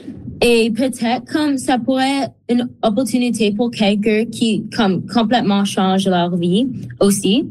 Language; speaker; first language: French; non-native, local second language; English